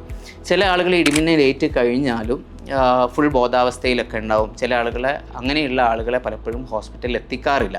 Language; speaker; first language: Malayalam; native; Malayalam